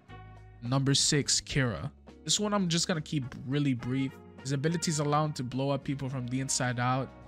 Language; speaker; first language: English; native; English